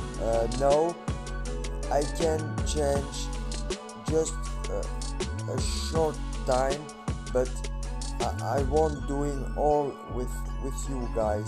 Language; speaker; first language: English; non-native, learner; French